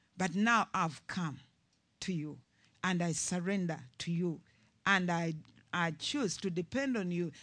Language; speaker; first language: English; non-native, local second language; Ganda